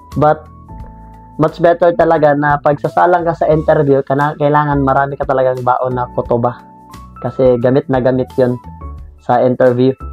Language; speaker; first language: Filipino; native; Filipino